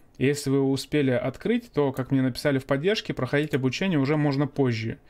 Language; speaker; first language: Russian; native; Russian